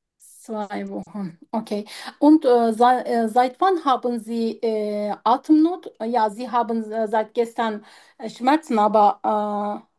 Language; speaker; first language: German; non-native, learner; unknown